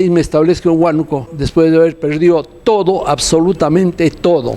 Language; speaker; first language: Spanish; native; Spanish